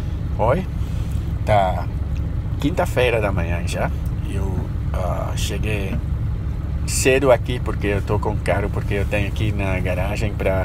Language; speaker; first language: Portuguese; non-native, fluent; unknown